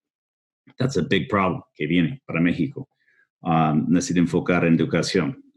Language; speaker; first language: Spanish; non-native, fluent; English